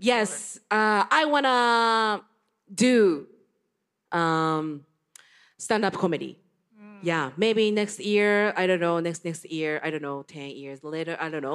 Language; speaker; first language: English; non-native, learner; Japanese